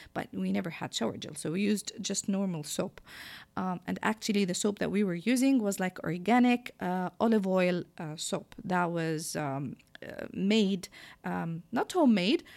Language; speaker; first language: English; non-native, fluent; Arabic